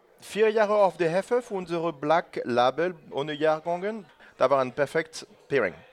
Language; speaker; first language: German; non-native, learner; French